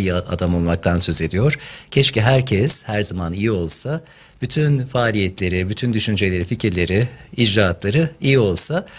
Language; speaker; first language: Turkish; native; Turkish